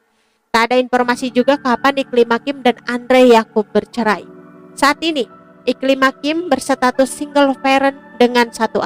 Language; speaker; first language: Indonesian; native; Indonesian